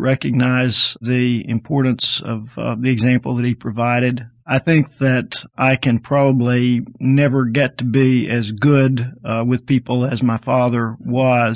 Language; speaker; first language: English; native; English